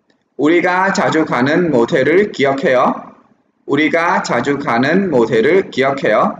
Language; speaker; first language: Korean; non-native, fluent; Vietnamese